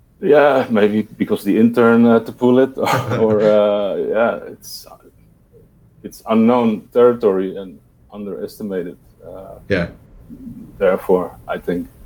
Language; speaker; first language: English; non-native, fluent; Dutch